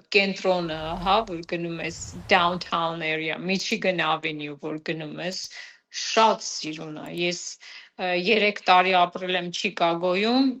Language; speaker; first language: Armenian; native; Armenian